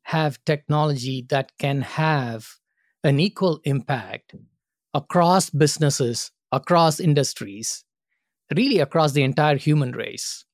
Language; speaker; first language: English; non-native, local second language; Tamil